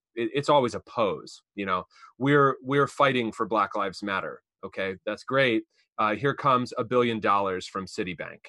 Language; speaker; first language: English; native; English